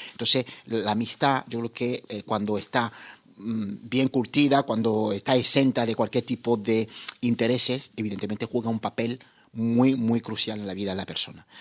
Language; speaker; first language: Spanish; non-native, fluent; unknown